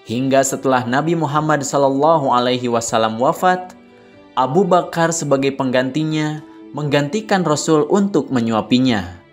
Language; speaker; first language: Indonesian; native; Indonesian